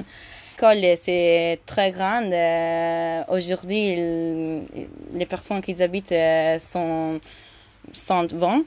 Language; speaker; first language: French; non-native, learner; Italian